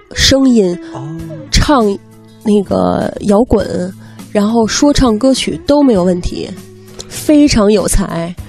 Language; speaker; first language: Chinese; native; Chinese